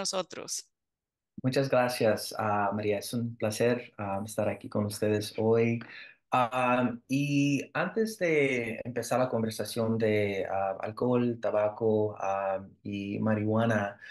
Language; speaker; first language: Spanish; early bilingual, heritage; Spanish